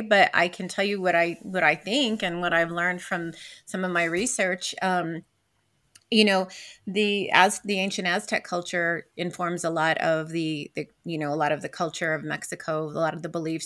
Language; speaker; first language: English; native; English